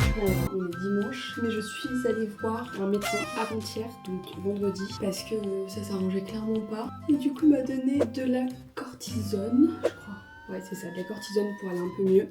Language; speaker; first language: French; native; French